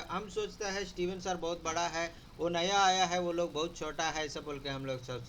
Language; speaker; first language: Hindi; non-native, local second language; Telugu